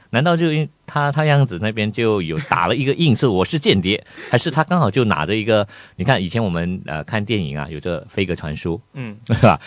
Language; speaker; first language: Chinese; native; Chinese